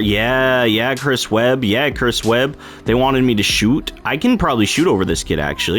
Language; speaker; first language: English; native; English